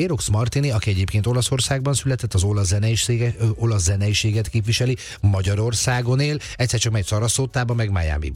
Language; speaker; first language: Hungarian; native; Hungarian